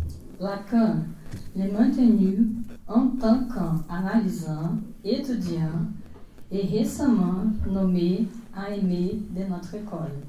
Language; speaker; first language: French; non-native, fluent; Portuguese